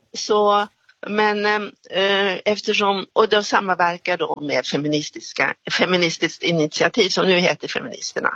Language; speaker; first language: Swedish; native; Swedish